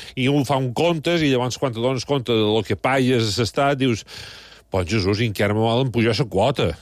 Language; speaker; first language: Catalan; native; Catalan